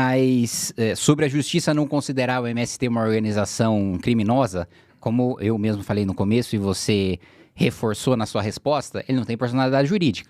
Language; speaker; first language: Portuguese; native; Portuguese